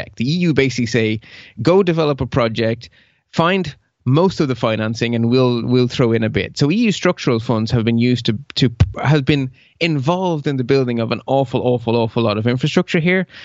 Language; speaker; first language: English; early bilingual, other home language; Dutch